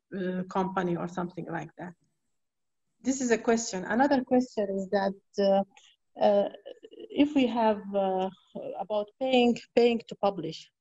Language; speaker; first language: English; non-native, fluent; Arabic